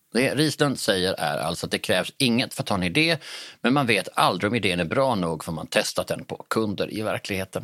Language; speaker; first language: Swedish; native; Swedish